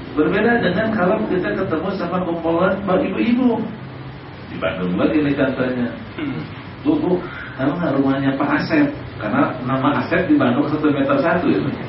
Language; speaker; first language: Indonesian; non-native, local second language; Sundanese